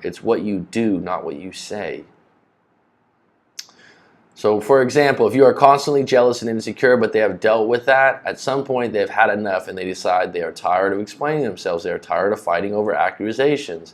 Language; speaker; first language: English; native; English